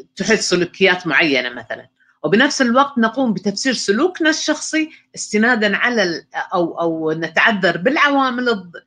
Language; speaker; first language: Arabic; native; Arabic